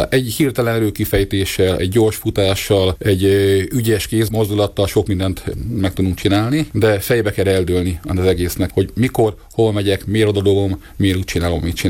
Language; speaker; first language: Hungarian; native; Hungarian